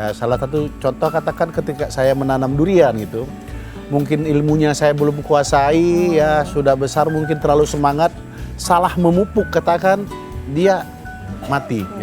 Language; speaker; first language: Indonesian; non-native, local second language; Balinese